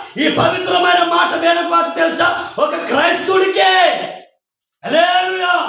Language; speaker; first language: Telugu; non-native, local second language; Koya